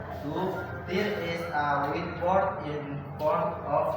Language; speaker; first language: English; non-native, learner; Indonesian